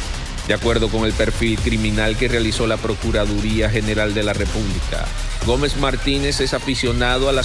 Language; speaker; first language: Spanish; native; Spanish